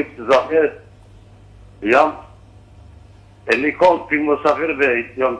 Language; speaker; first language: Albanian; early bilingual, heritage; Albanian